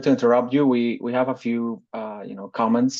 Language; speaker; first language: English; non-native, fluent; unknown